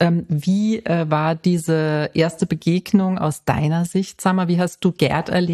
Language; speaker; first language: German; native; German